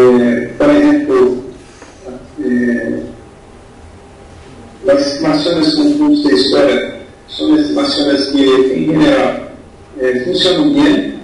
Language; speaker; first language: Spanish; non-native, fluent; Portuguese